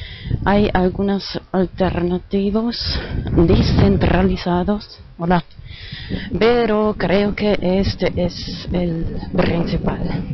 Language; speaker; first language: Spanish; non-native, fluent; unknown